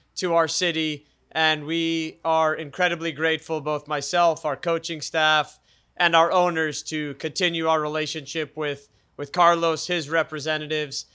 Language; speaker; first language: English; native; English